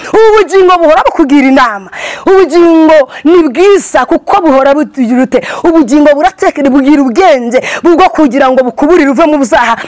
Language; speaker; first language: Kinyarwanda; native; Kinyarwanda